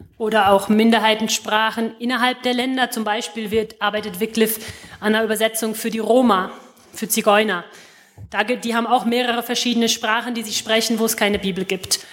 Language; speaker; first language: German; native; German